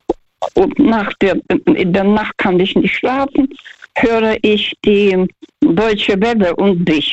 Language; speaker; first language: German; non-native, fluent; Russian